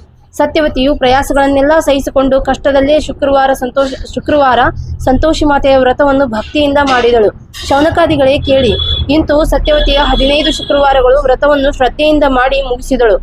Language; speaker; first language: Kannada; native; Kannada